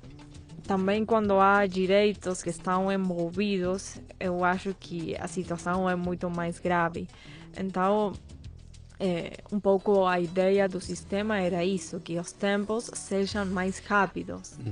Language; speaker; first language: Portuguese; non-native, fluent; Spanish